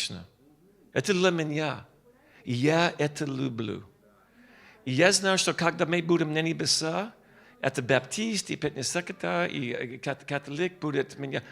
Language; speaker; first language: Russian; non-native, learner; English